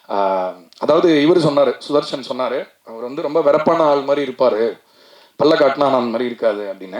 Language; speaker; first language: Tamil; native; Tamil